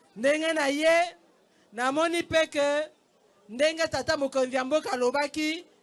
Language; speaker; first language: Lingala; native; Lingala